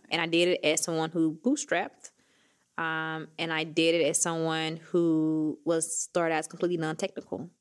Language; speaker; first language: English; native; English